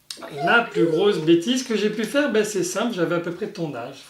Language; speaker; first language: French; native; French